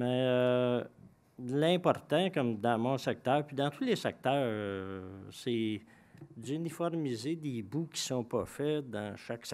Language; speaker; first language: French; native; French